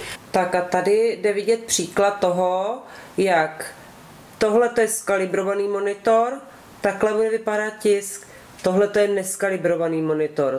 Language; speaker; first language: Czech; native; Czech